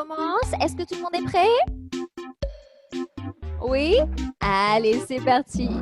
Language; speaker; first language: French; native; French